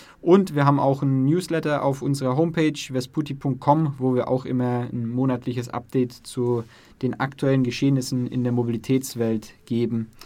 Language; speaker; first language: German; native; German